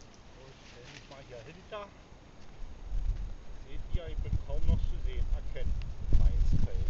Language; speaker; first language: German; native; German